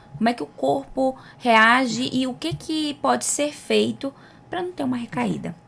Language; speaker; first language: Portuguese; native; Portuguese